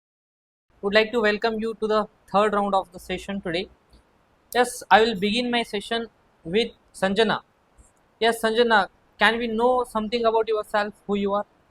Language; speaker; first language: English; non-native, local second language; Kannada